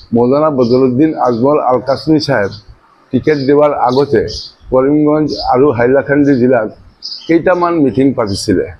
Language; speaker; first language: Assamese; non-native, local second language; Bangla